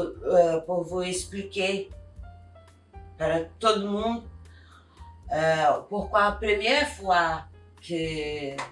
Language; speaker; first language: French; non-native, learner; Portuguese